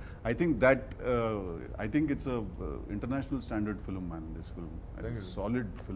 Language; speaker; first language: Telugu; native; Telugu